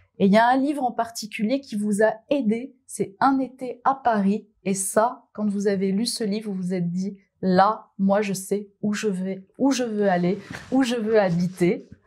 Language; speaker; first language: French; native; French